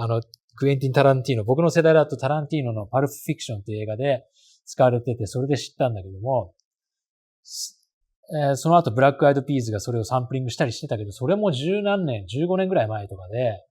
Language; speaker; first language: Japanese; native; Japanese